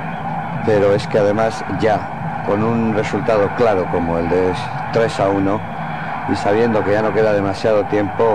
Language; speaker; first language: Spanish; native; Spanish